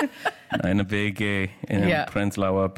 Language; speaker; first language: German; non-native, learner; English